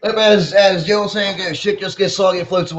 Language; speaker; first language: English; native; English